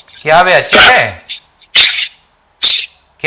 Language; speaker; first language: Hindi; non-native, local second language; Telugu